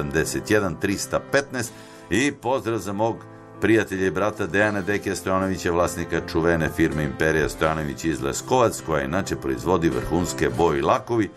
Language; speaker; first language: Serbian; native; Serbian